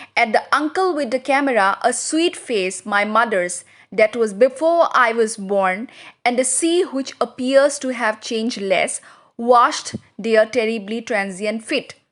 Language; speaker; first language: English; non-native, local second language; Assamese